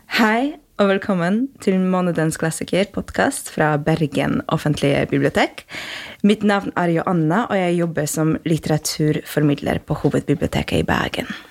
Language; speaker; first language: Norwegian; non-native, fluent; Polish